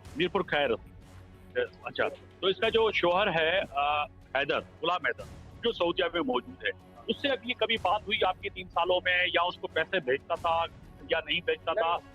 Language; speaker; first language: Urdu; native; Urdu